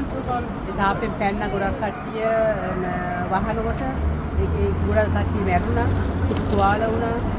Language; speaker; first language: Sinhala; native; Sinhala